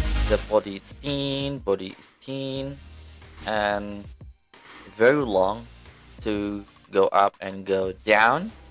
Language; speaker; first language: English; non-native, learner; Indonesian